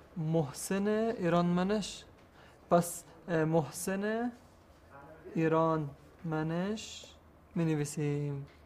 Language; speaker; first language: Persian; non-native, learner; Arabic